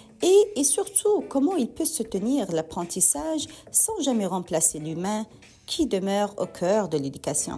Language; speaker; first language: French; native; French